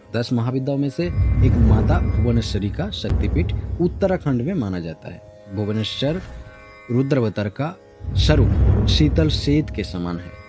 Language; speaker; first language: Hindi; non-native, local second language; Bangla